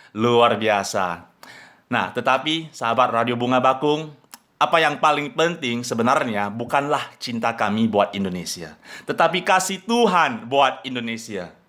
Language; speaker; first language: Indonesian; non-native, fluent; English